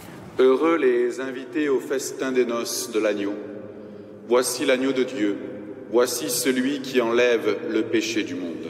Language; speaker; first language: French; native; French